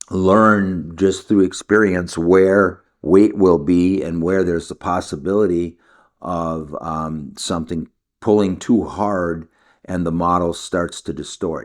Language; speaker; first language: English; native; English